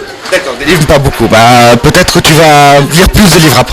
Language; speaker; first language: French; non-native, fluent; Arabic